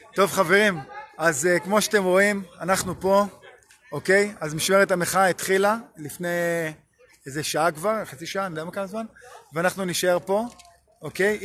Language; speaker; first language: Hebrew; native; Hebrew